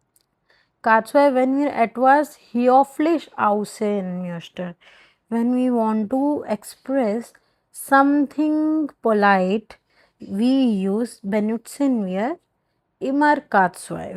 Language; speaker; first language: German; non-native, learner; Hindi